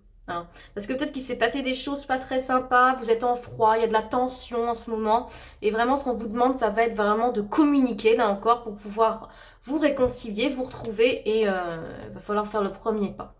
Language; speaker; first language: French; native; French